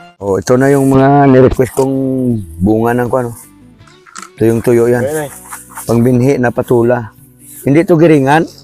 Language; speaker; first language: Filipino; non-native, local second language; Hiligaynon